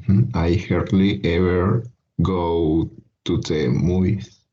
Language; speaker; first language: English; non-native, learner; Spanish